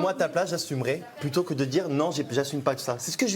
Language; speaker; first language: French; native; French